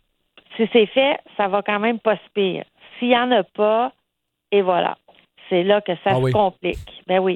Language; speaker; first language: French; native; French